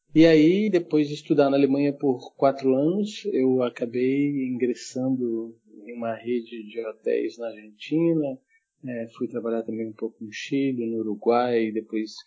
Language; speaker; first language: Portuguese; early bilingual, heritage; German